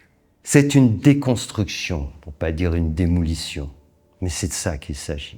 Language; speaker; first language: French; native; French